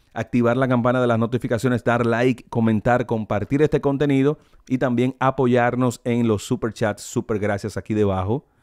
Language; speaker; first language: Spanish; native; Spanish